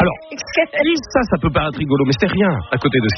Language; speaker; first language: French; native; French